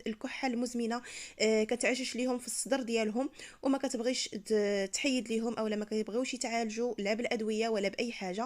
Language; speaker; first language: Arabic; native; Arabic